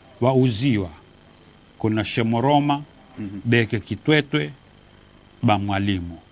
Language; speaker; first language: Swahili; native; Swahili